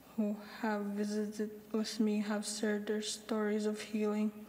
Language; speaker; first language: English; native; English